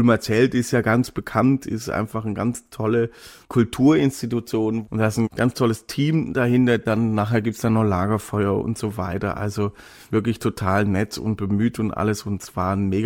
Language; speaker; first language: German; native; German